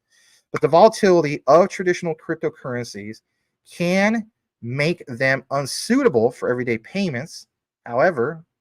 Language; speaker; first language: English; native; English